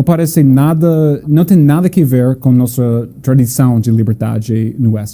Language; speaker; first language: Portuguese; non-native, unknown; English